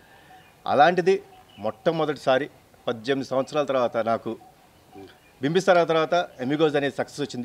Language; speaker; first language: Telugu; native; Telugu